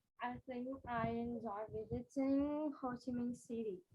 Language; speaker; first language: English; non-native, learner; Vietnamese